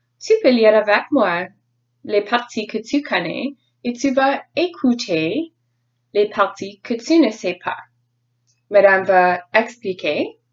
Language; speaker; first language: French; non-native, fluent; English